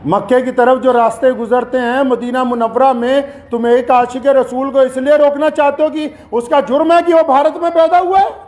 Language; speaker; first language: Hindi; native; Hindi